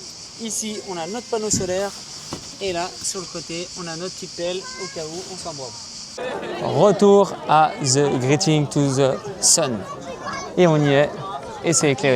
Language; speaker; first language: French; native; French